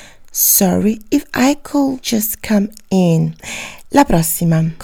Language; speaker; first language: English; native; English